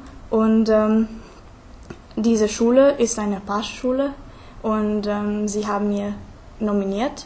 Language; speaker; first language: German; non-native, fluent; Hungarian